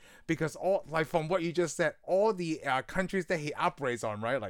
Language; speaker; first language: English; non-native, local second language; Cantonese